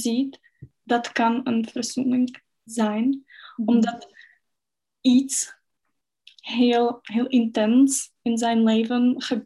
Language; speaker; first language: Dutch; non-native, fluent; Czech